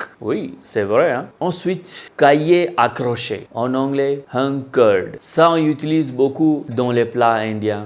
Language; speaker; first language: French; non-native, local second language; Hindi